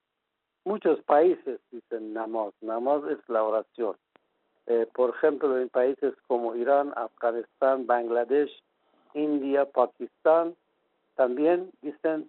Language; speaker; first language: Spanish; non-native, fluent; Persian